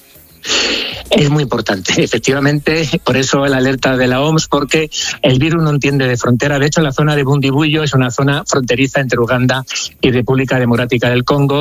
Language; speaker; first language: Spanish; native; Spanish